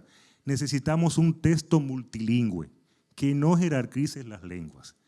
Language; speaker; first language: Spanish; native; Spanish